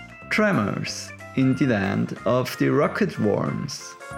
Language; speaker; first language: English; non-native, fluent; German